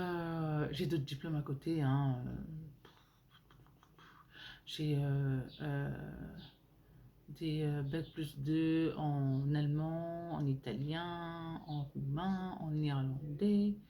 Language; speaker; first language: French; native; French